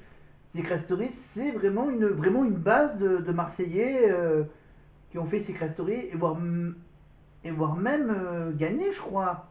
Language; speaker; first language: French; native; French